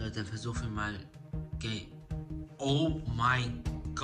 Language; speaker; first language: German; early bilingual, other home language; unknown